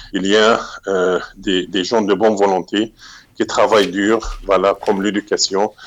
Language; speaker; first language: French; non-native, fluent; Arabic